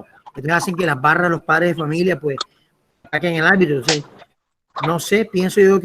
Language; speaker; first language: Spanish; native; Spanish